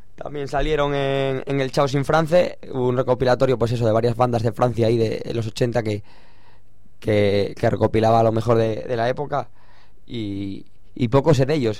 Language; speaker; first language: Spanish; native; Spanish